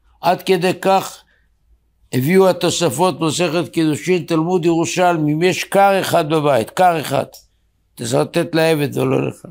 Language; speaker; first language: Hebrew; native; Hebrew